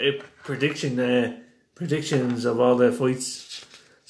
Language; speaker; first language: English; native; English